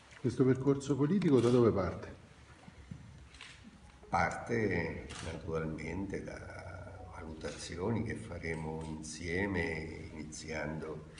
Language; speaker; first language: Italian; native; Italian